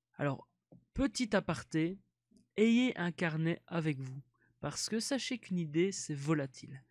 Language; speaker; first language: French; native; French